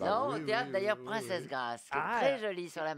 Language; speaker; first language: French; native; French